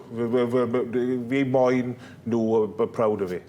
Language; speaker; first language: Welsh; non-native, local second language; English